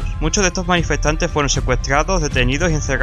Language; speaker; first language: Spanish; native; Spanish